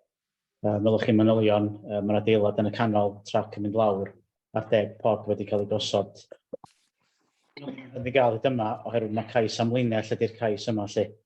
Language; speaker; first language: Welsh; native; Welsh